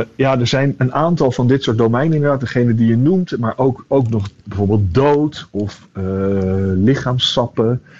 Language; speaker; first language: Dutch; native; Dutch